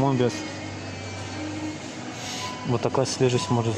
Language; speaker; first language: Russian; non-native, learner; Azerbaijani